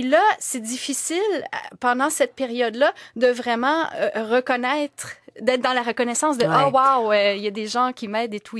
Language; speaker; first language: French; native; French